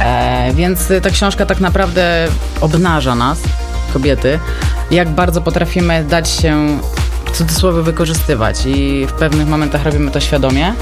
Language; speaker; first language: Polish; native; Polish